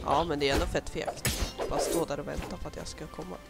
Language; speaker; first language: Swedish; native; Swedish